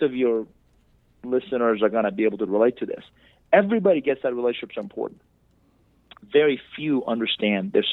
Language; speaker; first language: English; non-native, fluent; Persian